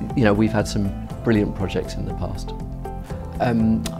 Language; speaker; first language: English; native; English